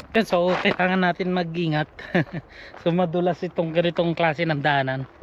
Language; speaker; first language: Filipino; non-native, local second language; Iloko